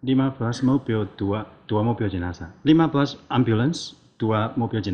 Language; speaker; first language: Indonesian; non-native, learner; Chinese